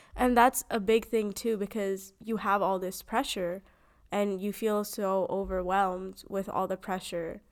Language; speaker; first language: English; native; English